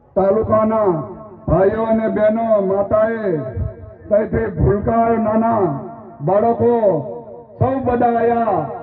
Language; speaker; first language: Gujarati; non-native, local second language; Rathawi